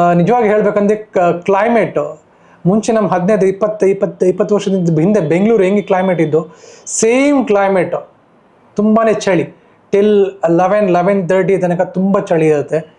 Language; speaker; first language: Kannada; native; Kannada